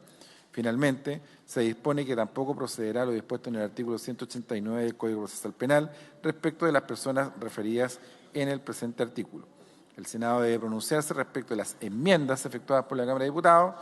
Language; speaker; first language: Spanish; native; Spanish